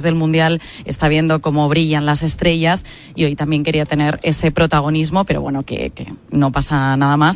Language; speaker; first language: Spanish; native; Spanish